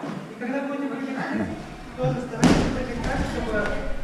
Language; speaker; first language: Russian; native; Russian